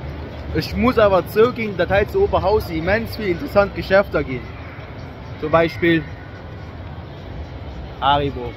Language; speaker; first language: German; non-native, local second language; Luxembourgish